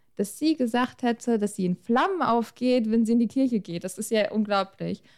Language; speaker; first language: German; native; German